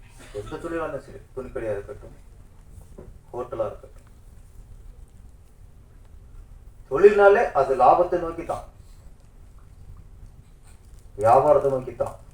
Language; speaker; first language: Tamil; native; Tamil